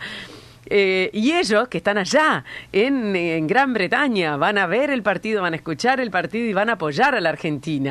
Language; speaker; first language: Spanish; native; Spanish